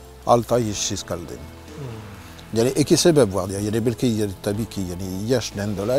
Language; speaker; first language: Turkish; non-native, learner; French